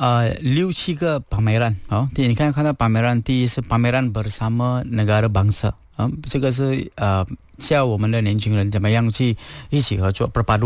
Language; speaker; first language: Chinese; non-native, local second language; Tamil